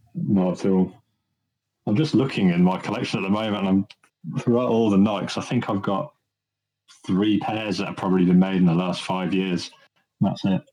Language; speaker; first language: English; native; English